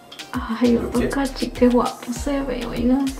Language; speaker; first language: Korean; non-native, learner; Spanish